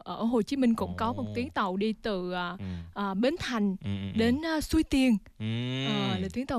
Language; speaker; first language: Vietnamese; native; Vietnamese